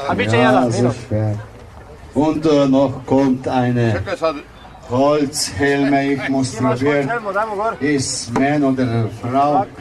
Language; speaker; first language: German; non-native, learner; Slovenian